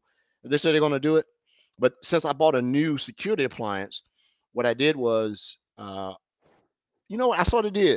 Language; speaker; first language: English; native; English